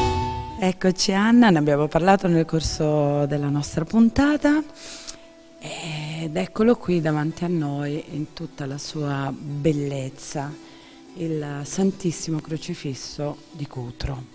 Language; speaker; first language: Italian; native; Italian